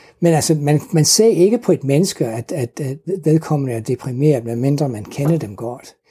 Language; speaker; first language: Danish; non-native, fluent; English